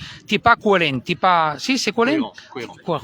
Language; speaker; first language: French; non-native, learner; Spanish